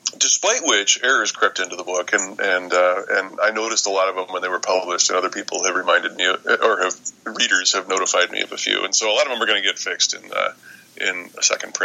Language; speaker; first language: English; native; English